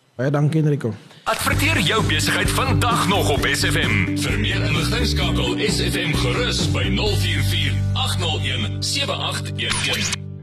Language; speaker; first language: Afrikaans; native; Afrikaans